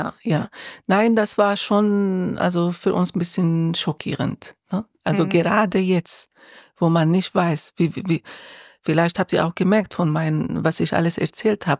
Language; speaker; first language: German; non-native, learner; Arabic